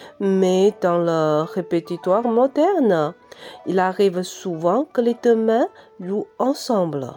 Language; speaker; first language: French; non-native, fluent; Chinese